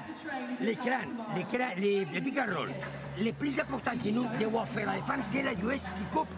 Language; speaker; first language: French; non-native, learner; Spanish